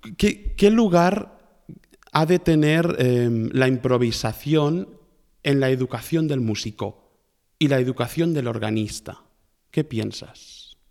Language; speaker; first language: Spanish; native; Spanish